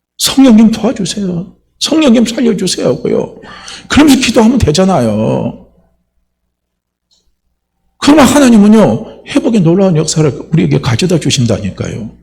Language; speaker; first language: Korean; native; Korean